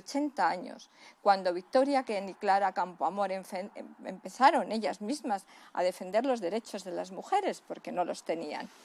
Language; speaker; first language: Spanish; native; Spanish